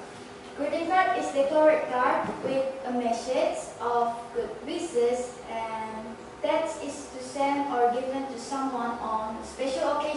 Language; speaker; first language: English; non-native, learner; Indonesian